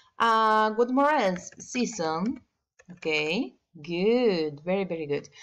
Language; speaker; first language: English; non-native, learner; Spanish